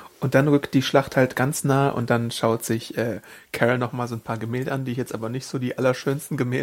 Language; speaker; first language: German; native; German